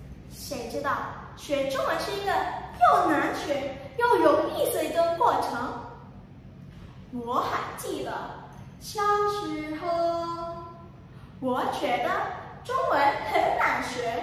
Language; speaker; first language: Chinese; non-native, learner; Indonesian